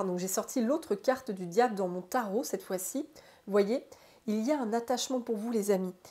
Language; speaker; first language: French; native; French